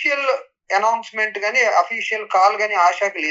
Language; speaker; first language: Telugu; native; Telugu